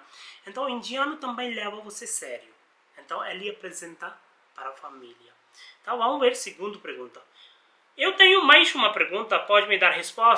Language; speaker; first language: Portuguese; non-native, learner; Hindi